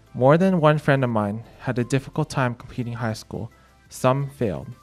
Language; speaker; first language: English; native; English